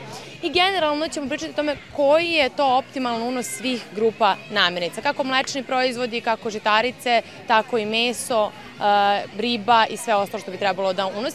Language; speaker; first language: Serbian; native; Serbian